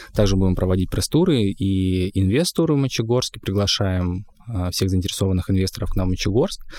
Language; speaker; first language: Russian; native; Russian